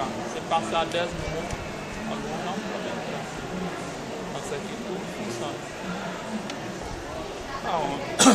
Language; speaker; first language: Portuguese; non-native, local second language; Upper Guinea Crioulo